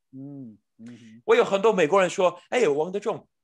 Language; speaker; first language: Chinese; non-native, fluent; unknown